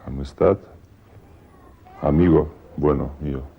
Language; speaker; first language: Spanish; non-native, learner; Lithuanian